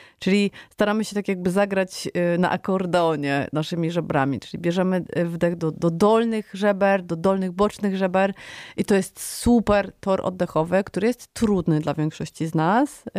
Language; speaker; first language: Polish; native; Polish